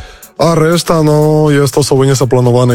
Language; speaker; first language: Polish; non-native, learner; Spanish